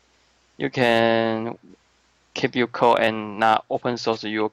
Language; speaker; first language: English; non-native, learner; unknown